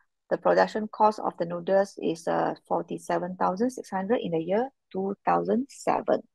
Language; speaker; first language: English; non-native, local second language; Malay